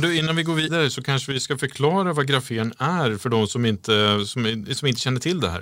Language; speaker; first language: Swedish; native; Swedish